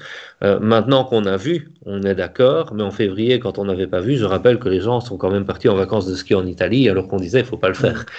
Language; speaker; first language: French; native; French